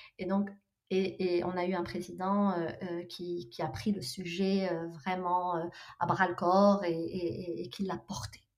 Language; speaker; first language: French; non-native, local second language; Arabic